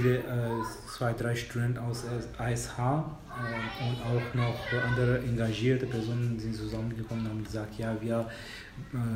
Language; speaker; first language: German; non-native, fluent; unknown